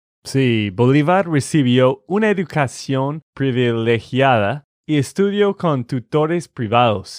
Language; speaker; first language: Spanish; non-native, fluent; English